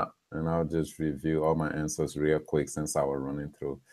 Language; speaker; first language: English; native; English